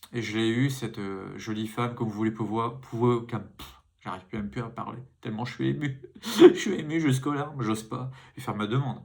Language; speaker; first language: French; native; French